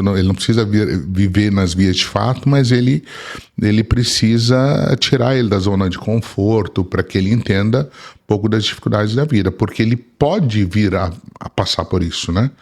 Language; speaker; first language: Portuguese; early bilingual, other home language; Arabic